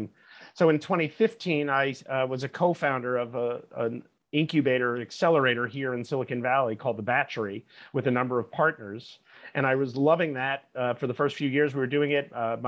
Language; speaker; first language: English; native; English